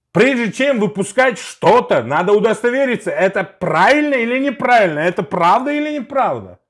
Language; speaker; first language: Russian; non-native, local second language; Uzbek